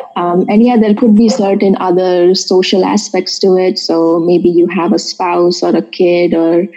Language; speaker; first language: English; non-native, local second language; Marathi